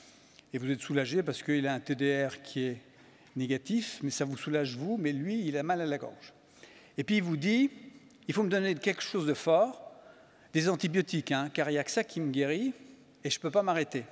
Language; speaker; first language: French; native; French